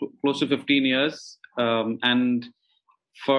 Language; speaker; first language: English; non-native, local second language; Malayalam